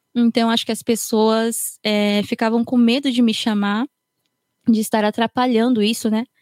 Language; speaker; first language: Portuguese; early bilingual, heritage; Japanese